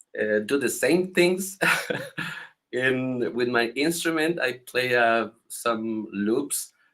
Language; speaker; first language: English; non-native, learner; Spanish